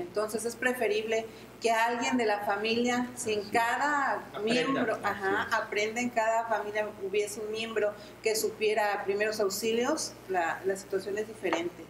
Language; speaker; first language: Spanish; native; Spanish